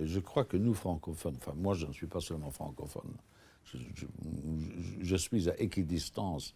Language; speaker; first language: French; non-native, local second language; Luxembourgish